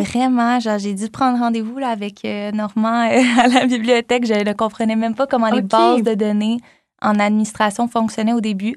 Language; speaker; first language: French; native; French